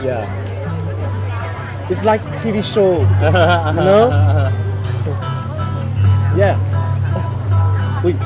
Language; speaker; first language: English; non-native, learner; French